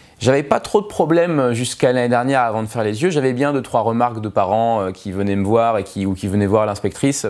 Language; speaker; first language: French; native; French